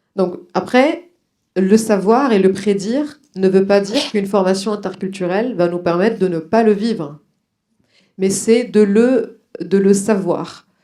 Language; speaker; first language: French; non-native, local second language; Arabic